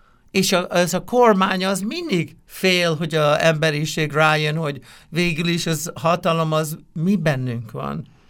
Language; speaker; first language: Hungarian; non-native, fluent; English